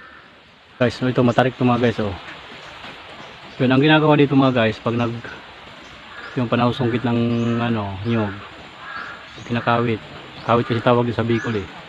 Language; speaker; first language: Filipino; non-native, local second language; Bikol